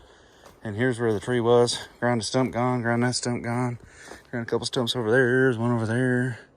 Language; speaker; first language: English; native; English